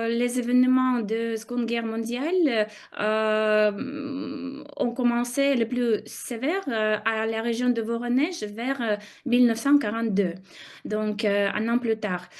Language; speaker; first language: French; non-native, fluent; Russian